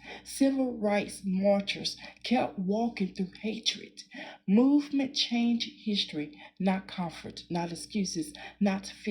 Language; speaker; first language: English; native; English